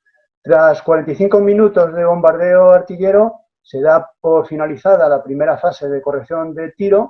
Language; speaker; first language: Spanish; native; Spanish